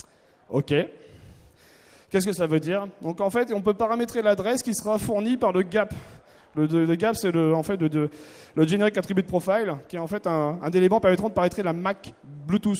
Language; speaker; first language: French; native; French